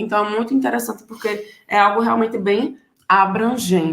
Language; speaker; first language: Portuguese; native; Portuguese